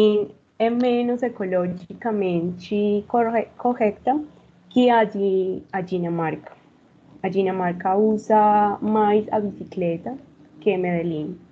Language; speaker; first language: Portuguese; non-native, learner; Spanish